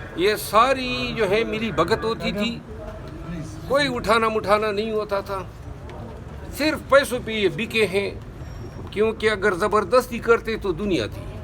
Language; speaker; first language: Urdu; non-native, local second language; Pashto